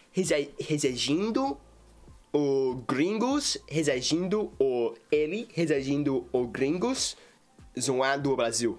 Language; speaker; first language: Portuguese; non-native, learner; English